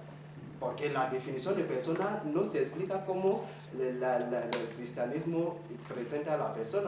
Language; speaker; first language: Spanish; non-native, fluent; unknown